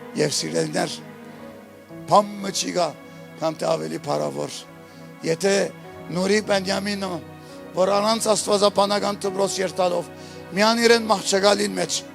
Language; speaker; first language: Armenian; early bilingual, heritage; Armenian